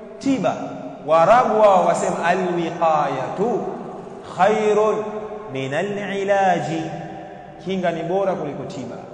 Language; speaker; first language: Swahili; native; Swahili